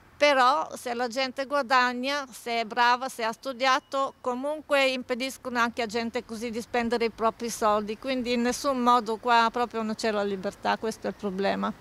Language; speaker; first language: Italian; non-native, fluent; Bulgarian